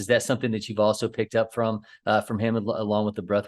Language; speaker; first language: English; native; English